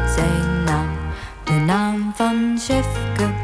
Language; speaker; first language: Dutch; native; Dutch